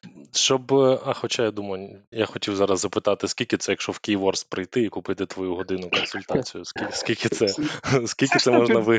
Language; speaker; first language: Ukrainian; native; Ukrainian